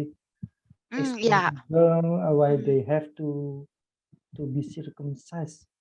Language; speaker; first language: English; non-native, learner; Indonesian